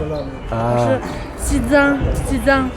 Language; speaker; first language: Chinese; non-native, local second language; Tibetan